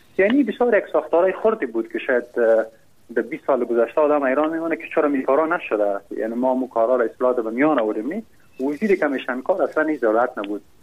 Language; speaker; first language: Persian; native; Persian